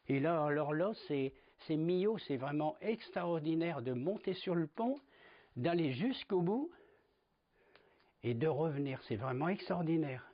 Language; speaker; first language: French; native; French